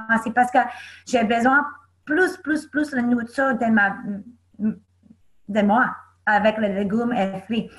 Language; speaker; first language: French; non-native, learner; English